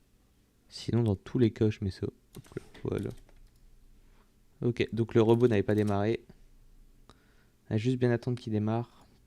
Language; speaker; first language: French; native; French